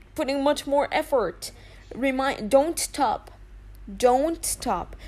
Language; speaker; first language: English; non-native, fluent; Arabic